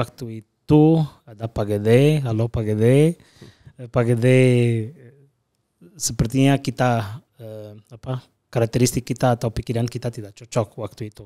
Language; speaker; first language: Indonesian; non-native, fluent; Portuguese